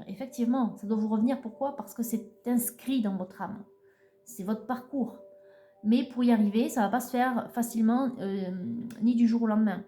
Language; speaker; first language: French; native; French